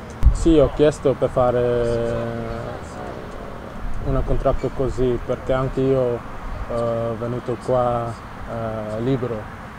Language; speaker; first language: Italian; non-native, learner; Dutch